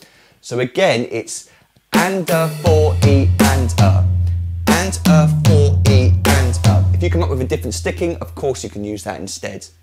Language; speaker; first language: English; native; English